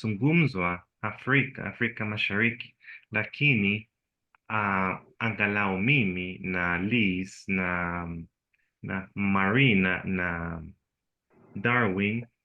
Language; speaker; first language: Swahili; non-native, learner; Spanish